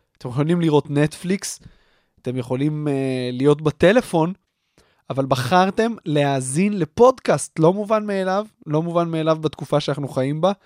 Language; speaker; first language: Hebrew; native; Hebrew